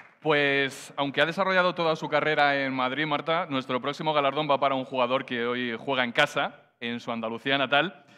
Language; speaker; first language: Spanish; native; Spanish